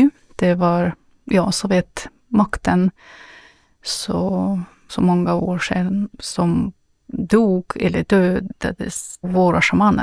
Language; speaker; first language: Swedish; non-native, learner; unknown